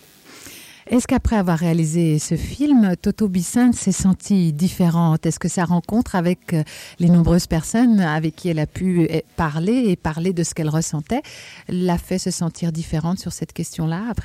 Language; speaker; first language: French; native; French